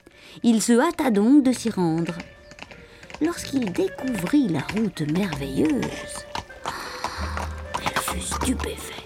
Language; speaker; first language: French; native; French